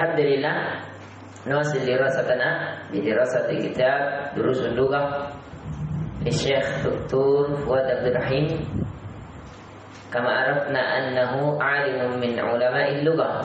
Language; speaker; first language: Arabic; non-native, fluent; Indonesian